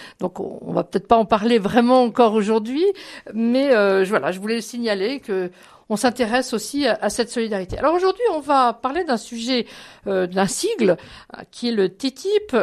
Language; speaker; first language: French; native; French